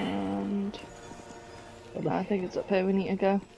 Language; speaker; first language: English; native; English